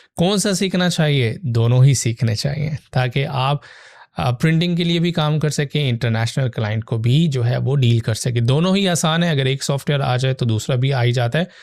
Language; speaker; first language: Urdu; native; Urdu